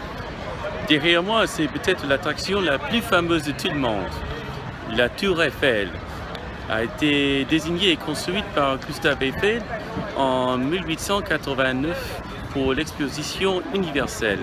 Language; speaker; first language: French; non-native, learner; English